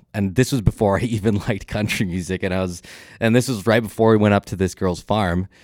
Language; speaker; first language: English; native; English